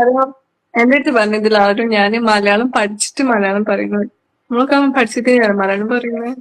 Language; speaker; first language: Malayalam; non-native, learner; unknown